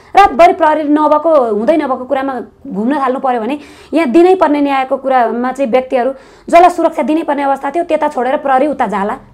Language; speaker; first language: Nepali; native; Nepali